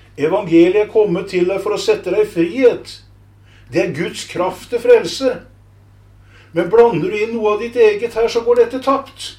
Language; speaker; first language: Norwegian; native; Norwegian